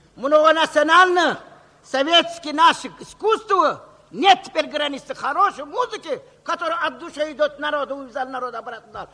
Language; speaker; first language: Russian; non-native, local second language; Uzbek